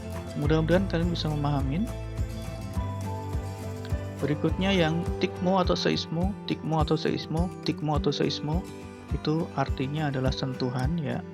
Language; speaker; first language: Indonesian; native; Indonesian